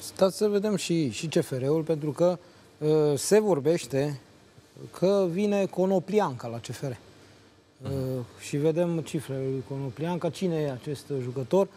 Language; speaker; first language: Romanian; native; Romanian